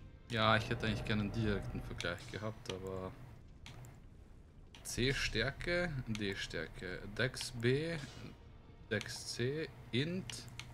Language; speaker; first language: German; native; German